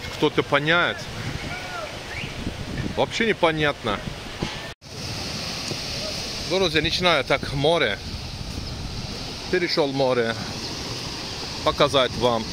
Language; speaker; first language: Russian; non-native, learner; Turkish